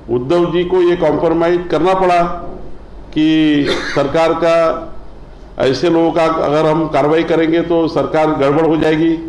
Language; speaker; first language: Hindi; non-native, local second language; Marathi